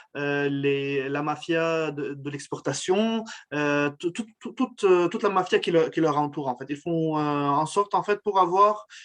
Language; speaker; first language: French; non-native, local second language; Arabic